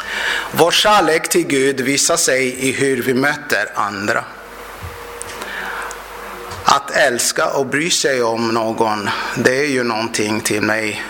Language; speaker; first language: Swedish; non-native, fluent; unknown